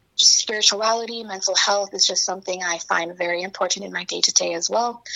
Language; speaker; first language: English; early bilingual, other home language; Chinese